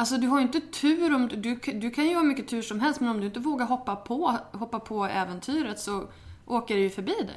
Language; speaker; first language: Swedish; native; Swedish